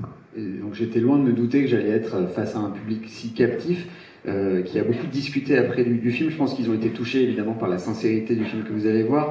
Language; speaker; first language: French; native; French